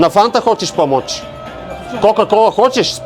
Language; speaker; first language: Russian; non-native, learner; Bulgarian